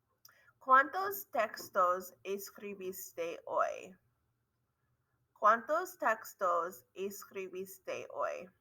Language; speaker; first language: Spanish; non-native, learner; English